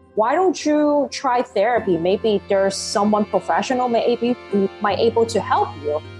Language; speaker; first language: English; non-native, local second language; Cantonese